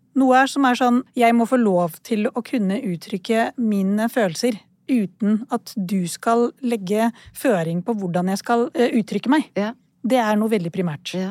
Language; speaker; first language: Norwegian; early bilingual, other home language; Urdu